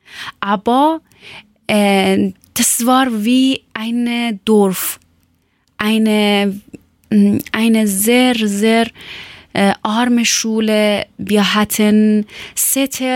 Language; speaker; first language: German; non-native, fluent; Persian